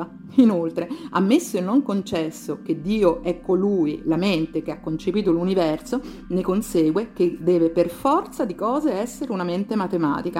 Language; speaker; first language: Italian; native; Italian